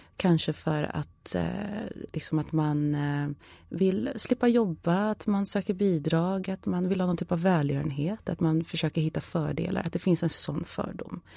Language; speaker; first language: Swedish; early bilingual, other home language; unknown